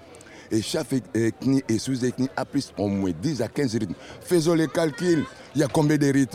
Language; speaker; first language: French; non-native, local second language; Lingala